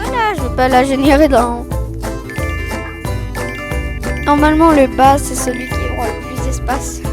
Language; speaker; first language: French; native; French